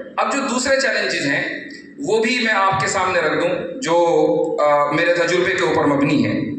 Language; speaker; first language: Urdu; native; Urdu